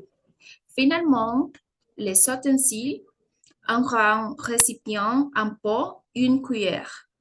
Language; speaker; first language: French; non-native, learner; Spanish